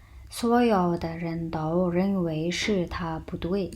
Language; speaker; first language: Chinese; non-native, fluent; Mongolian